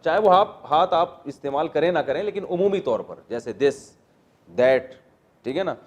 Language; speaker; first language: Urdu; native; Urdu